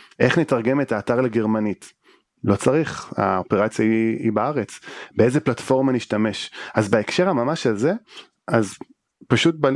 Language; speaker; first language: Hebrew; native; Hebrew